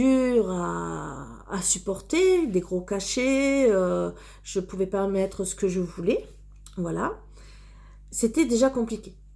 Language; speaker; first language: French; native; French